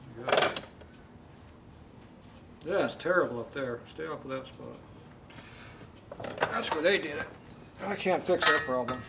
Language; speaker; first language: English; native; English